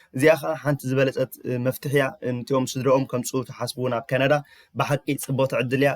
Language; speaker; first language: Tigrinya; early bilingual, heritage; Tigrinya